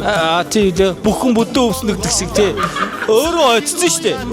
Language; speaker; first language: Mongolian; native; Mongolian